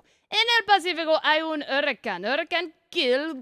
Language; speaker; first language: Spanish; non-native, learner; English